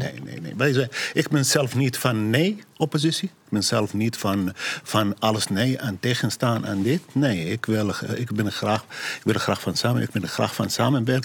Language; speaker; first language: Dutch; non-native, learner; Arabic